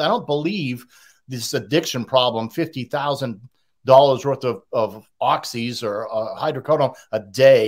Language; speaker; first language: English; native; English